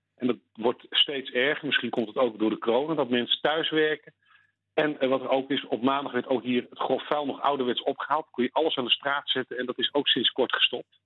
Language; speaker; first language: Dutch; native; Dutch